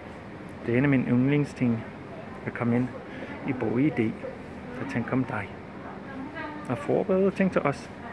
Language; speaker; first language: Danish; non-native, fluent; English